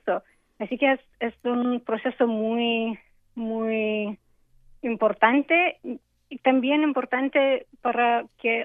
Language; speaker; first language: Spanish; non-native, fluent; English